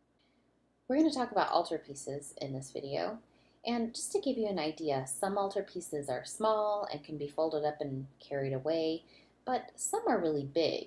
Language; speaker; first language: English; native; English